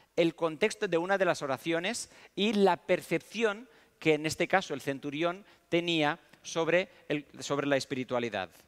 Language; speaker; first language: Spanish; early bilingual, other home language; Romanian